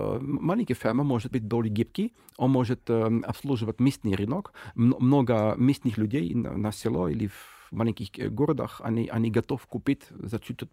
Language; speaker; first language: Russian; non-native, fluent; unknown